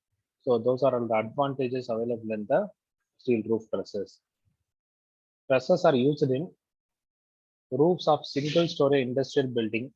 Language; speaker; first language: English; non-native, local second language; Tamil